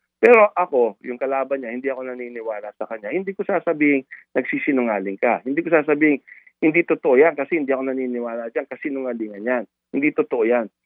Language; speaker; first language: Filipino; native; Filipino